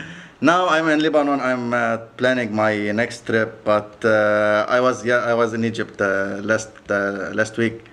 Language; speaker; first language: English; non-native, local second language; Arabic